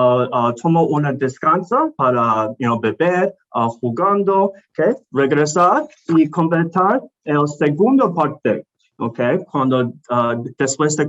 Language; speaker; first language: Spanish; non-native, learner; English